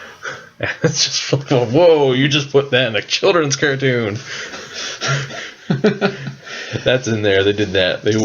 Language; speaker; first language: English; native; English